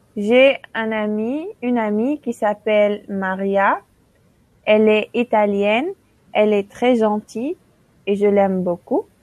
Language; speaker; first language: French; non-native, local second language; Arabic